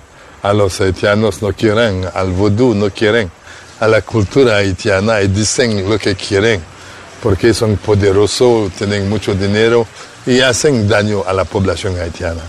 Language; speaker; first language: Spanish; non-native, fluent; Haitian Creole